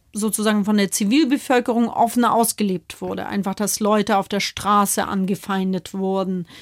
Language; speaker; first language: German; early bilingual, other home language; Russian